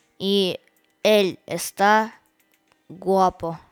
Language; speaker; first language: Spanish; non-native, learner; Russian